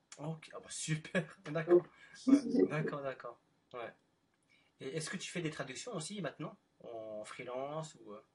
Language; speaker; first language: French; non-native, fluent; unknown